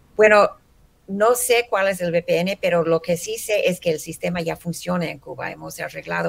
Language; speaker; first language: Spanish; early bilingual, heritage; Spanish